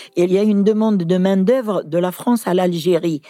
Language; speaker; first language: French; non-native, local second language; Kabyle